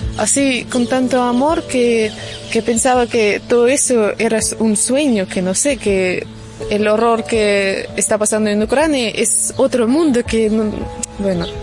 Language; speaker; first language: Spanish; non-native, fluent; Russian